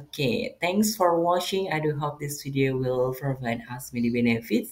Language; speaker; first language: English; non-native, fluent; Indonesian